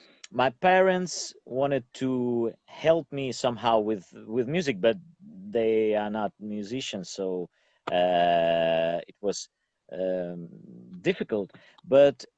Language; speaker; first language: English; non-native, learner; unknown